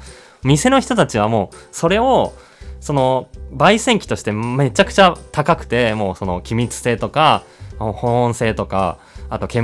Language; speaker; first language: Japanese; native; Japanese